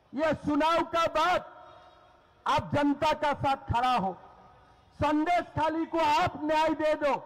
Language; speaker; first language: Hindi; non-native, local second language; Assamese